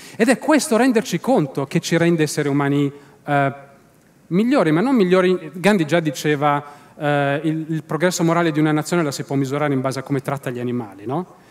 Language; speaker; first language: Italian; native; Italian